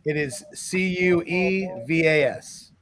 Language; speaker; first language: English; native; English